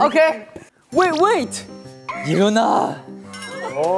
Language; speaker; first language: Korean; native; Korean